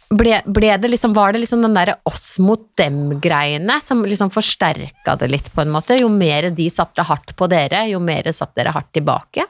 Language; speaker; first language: Norwegian; native; Norwegian